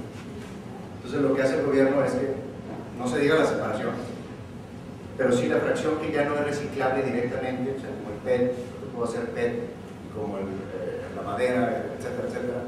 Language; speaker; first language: Spanish; native; Spanish